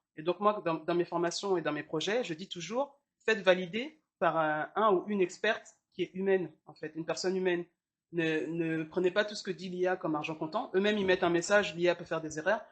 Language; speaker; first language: French; early bilingual, other home language; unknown